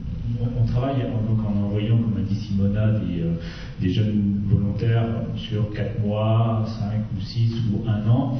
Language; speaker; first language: French; native; French